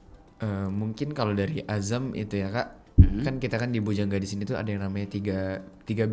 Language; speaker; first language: Indonesian; native; Indonesian